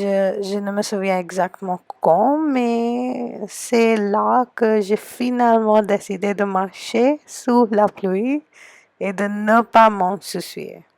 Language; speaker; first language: French; non-native, fluent; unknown